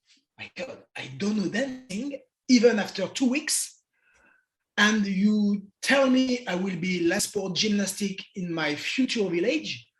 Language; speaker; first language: English; non-native, learner; French